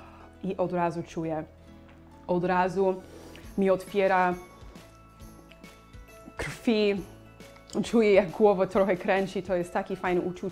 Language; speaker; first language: Polish; non-native, learner; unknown